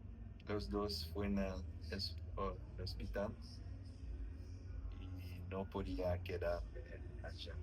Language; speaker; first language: Spanish; non-native, learner; French